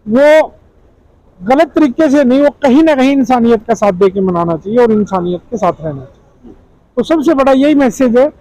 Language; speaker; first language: Hindi; non-native, local second language; Punjabi